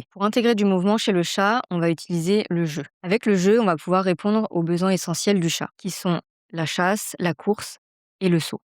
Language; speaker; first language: French; native; French